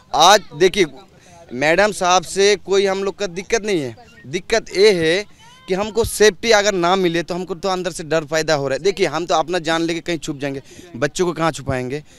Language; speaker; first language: Hindi; non-native, local second language; Bangla